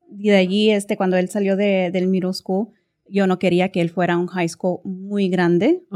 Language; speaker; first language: Spanish; early bilingual, heritage; Spanish